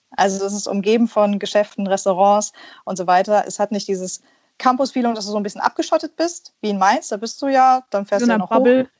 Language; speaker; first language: German; early bilingual, other home language; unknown